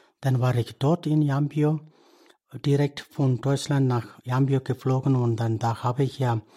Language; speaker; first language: German; non-native, learner; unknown